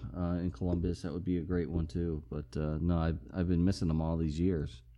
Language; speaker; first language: English; native; English